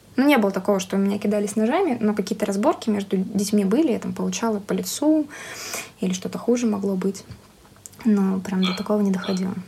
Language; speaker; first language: Russian; native; Russian